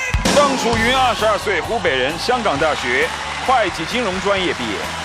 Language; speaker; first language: Chinese; native; Chinese